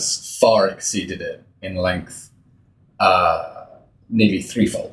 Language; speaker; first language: English; native; English